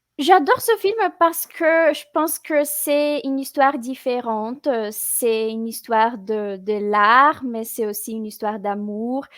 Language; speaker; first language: French; non-native, fluent; Portuguese